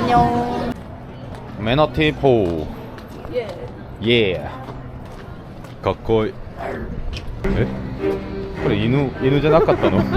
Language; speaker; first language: Japanese; non-native, learner; Korean